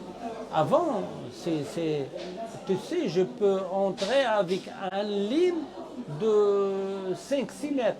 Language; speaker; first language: French; non-native, learner; Arabic